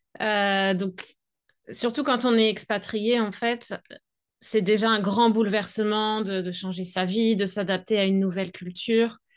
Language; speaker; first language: French; native; French